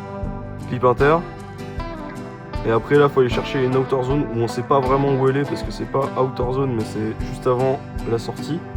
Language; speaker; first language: French; native; French